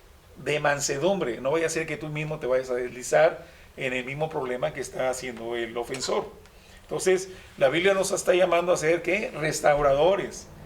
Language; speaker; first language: Spanish; native; Spanish